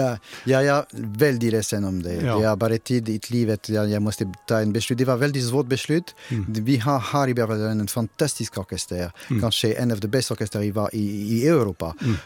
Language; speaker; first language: Swedish; non-native, fluent; French